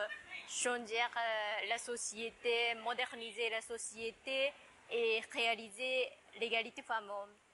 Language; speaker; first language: French; non-native, fluent; Japanese